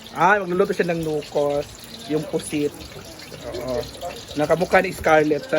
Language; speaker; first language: Filipino; non-native, local second language; Cebuano